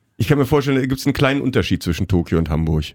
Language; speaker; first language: German; native; German